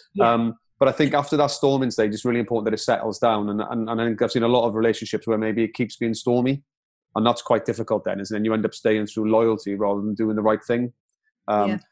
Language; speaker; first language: English; native; English